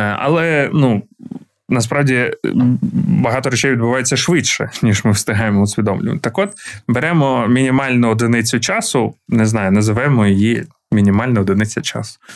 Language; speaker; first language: Ukrainian; non-native, local second language; Russian